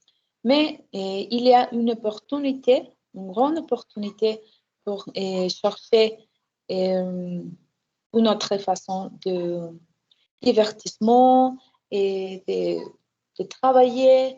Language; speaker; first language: French; non-native, learner; Spanish